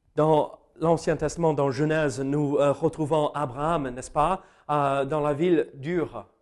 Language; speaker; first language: French; non-native, fluent; English